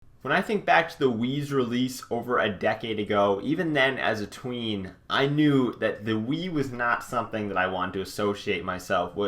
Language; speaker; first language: English; native; English